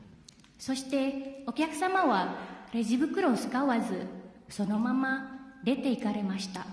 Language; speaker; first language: Japanese; non-native, fluent; Indonesian